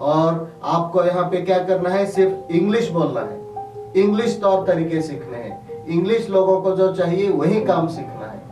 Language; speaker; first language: Hindi; non-native, local second language; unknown